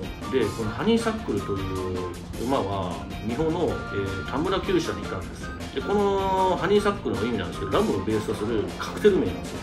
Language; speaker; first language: Japanese; native; Japanese